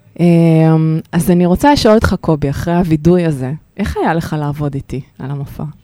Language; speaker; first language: Hebrew; early bilingual, other home language; Russian